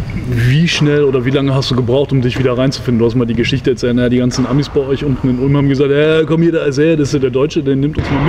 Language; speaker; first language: German; native; German